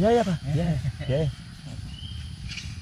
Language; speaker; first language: Indonesian; non-native, learner; English